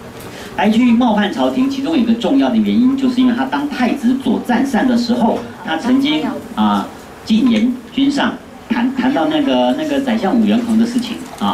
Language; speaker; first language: Chinese; native; Chinese